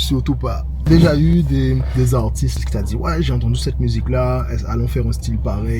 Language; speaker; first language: French; native; French